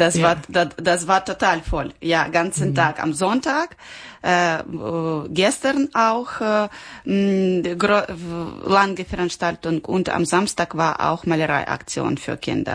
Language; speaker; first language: German; non-native, learner; Ukrainian